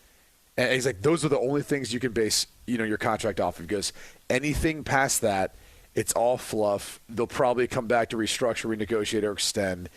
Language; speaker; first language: English; native; English